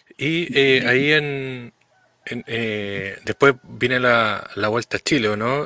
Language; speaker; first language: Spanish; native; Spanish